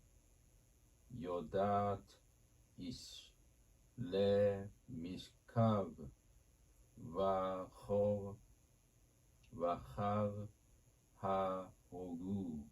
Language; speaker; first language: Hebrew; non-native, learner; Japanese